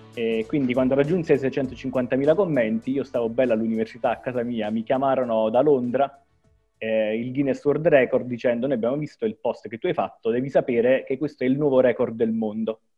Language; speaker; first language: Italian; native; Italian